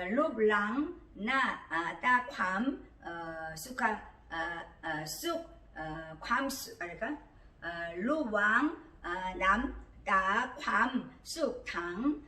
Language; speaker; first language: Thai; non-native, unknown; Korean